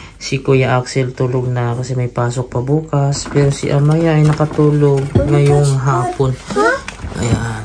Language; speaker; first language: Filipino; native; Filipino